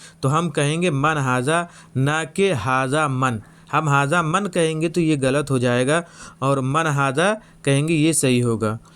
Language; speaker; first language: Urdu; native; Urdu